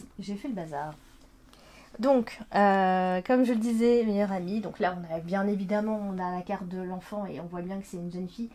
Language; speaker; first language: French; native; French